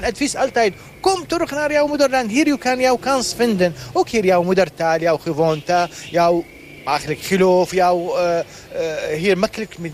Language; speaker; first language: Dutch; non-native, learner; Arabic